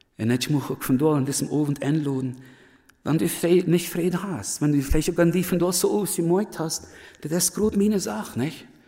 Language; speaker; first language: German; early bilingual, other home language; Plautdietsch